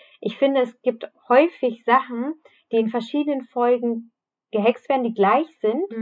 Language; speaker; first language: German; native; German